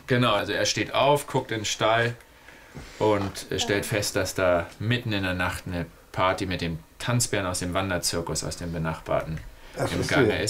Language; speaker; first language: German; native; German